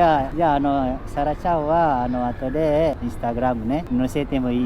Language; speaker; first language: Japanese; non-native, fluent; Indonesian